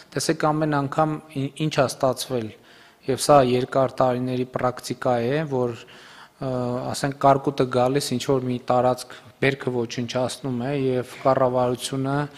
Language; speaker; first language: Armenian; native; Armenian